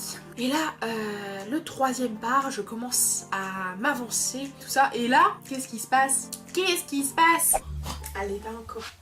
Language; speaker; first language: French; native; French